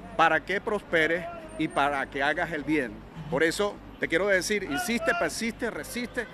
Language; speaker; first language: Spanish; native; Spanish